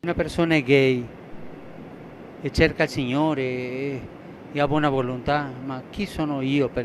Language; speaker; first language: Italian; non-native, fluent; Spanish